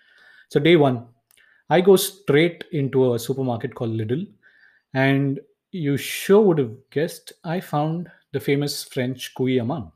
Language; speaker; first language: English; non-native, local second language; Tamil